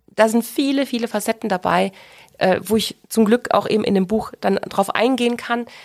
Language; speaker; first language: German; native; German